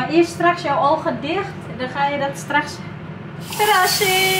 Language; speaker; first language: Dutch; non-native, learner; Filipino